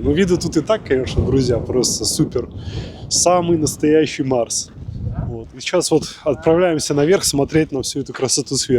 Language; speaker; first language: Russian; native; Russian